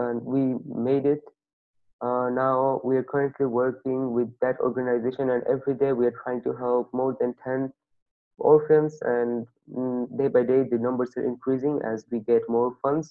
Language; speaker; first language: English; non-native, local second language; Bangla